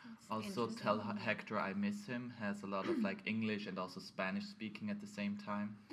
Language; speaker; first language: English; non-native, fluent; German